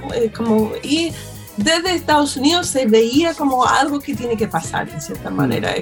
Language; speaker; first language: Spanish; non-native, fluent; English